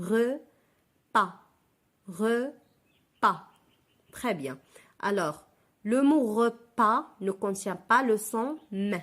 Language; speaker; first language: French; non-native, local second language; Arabic